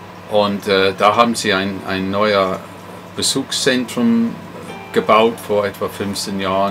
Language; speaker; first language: German; non-native, fluent; English